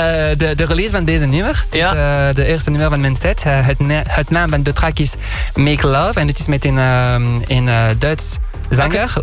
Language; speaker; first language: Dutch; non-native, learner; French